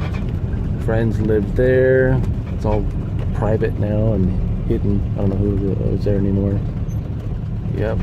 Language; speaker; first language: English; native; English